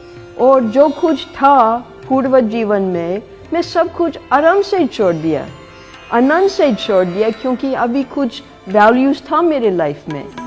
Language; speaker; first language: Hindi; non-native, fluent; English